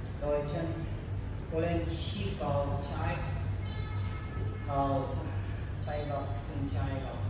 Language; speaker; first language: Vietnamese; non-native, learner; Hindi